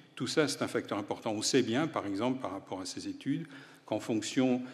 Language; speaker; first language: French; native; French